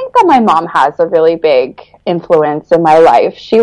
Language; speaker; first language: English; native; English